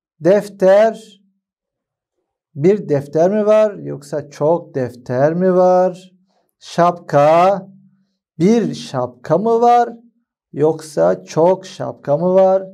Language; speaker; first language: Turkish; non-native, fluent; Arabic